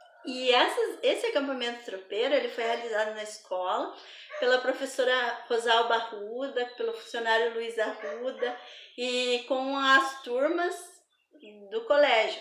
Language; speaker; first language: Portuguese; native; Portuguese